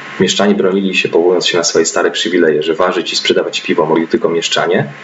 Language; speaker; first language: Polish; native; Polish